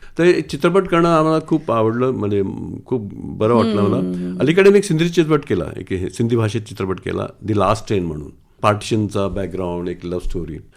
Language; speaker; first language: Marathi; non-native, local second language; Sindhi